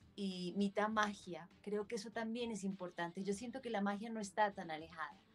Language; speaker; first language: Spanish; native; Spanish